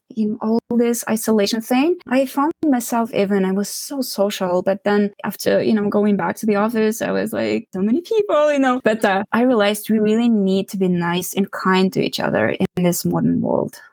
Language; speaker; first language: English; non-native, fluent; Ukrainian